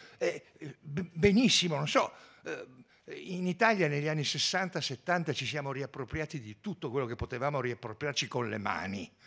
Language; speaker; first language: Italian; native; Italian